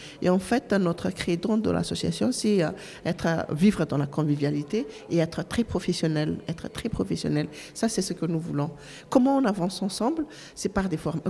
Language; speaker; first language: French; non-native, local second language; Malagasy